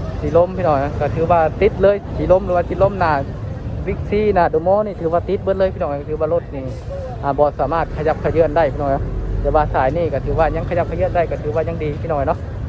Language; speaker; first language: Thai; non-native, local second language; Lao